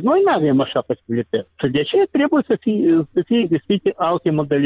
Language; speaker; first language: Romanian; non-native, local second language; Russian